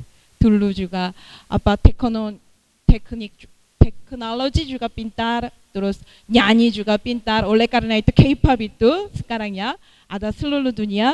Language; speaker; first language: Indonesian; non-native, fluent; Korean